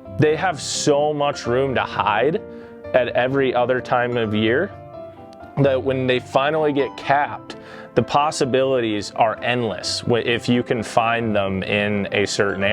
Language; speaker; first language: English; native; English